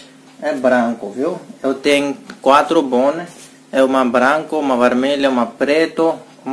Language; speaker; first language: Portuguese; non-native, learner; Hindi